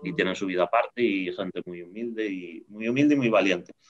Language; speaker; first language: Spanish; native; Spanish